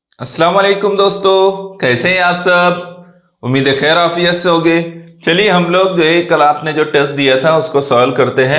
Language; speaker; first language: Urdu; native; Urdu